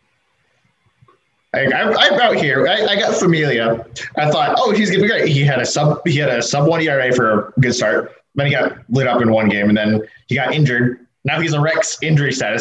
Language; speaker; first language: English; native; English